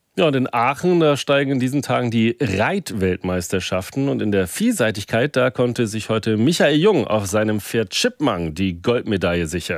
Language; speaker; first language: German; native; German